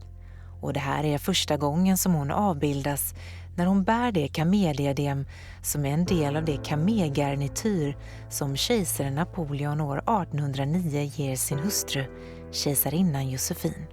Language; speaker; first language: Swedish; native; Swedish